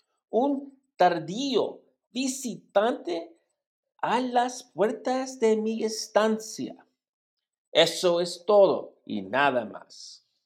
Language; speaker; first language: Spanish; non-native, learner; English